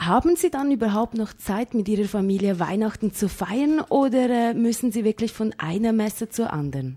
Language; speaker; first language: German; native; German